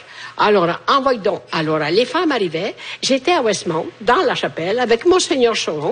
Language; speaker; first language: French; non-native, fluent; Italian